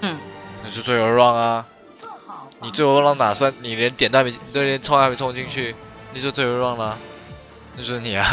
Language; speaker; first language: Chinese; native; Chinese